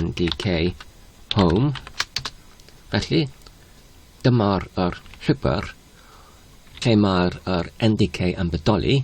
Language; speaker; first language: Welsh; non-native, learner; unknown